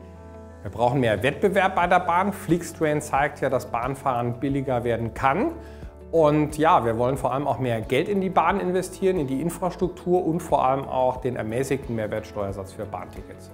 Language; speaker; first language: German; native; German